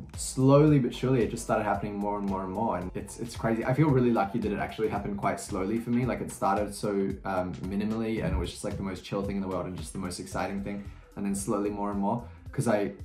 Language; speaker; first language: English; native; English